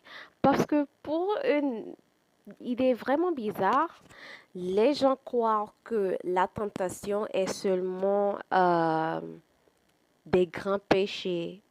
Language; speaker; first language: French; non-native, fluent; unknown